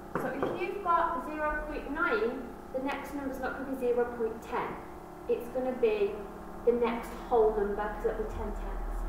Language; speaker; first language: English; native; English